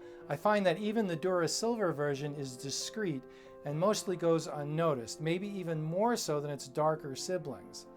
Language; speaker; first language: English; native; English